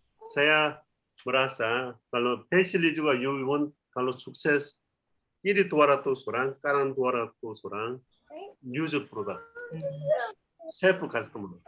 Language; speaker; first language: Indonesian; non-native, learner; Korean